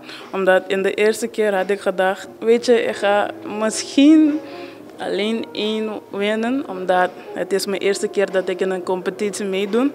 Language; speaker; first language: Dutch; non-native, learner; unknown